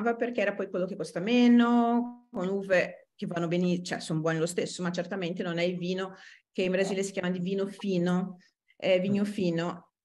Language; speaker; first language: Italian; non-native, fluent; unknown